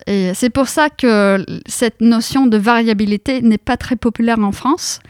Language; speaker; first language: French; non-native, fluent; Norwegian